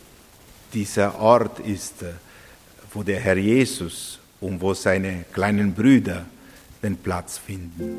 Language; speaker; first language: German; non-native, fluent; Italian